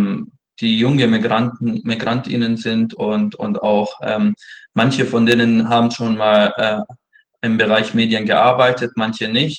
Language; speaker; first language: German; non-native, fluent; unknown